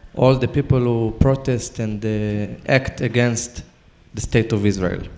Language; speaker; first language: English; non-native, fluent; Hebrew